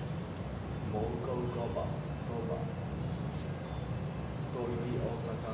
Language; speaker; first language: Vietnamese; non-native, learner; Japanese